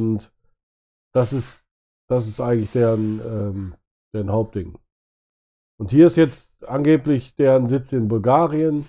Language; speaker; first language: German; native; German